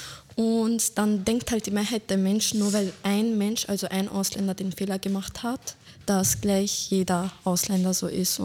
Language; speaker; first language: German; early bilingual, other home language; Bosnian